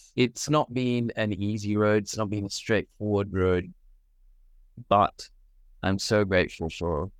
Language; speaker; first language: English; early bilingual, other home language; Sinhala